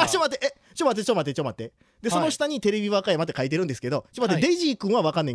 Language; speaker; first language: Japanese; native; Japanese